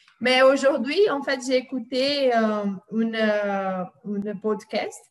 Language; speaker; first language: French; non-native, fluent; Portuguese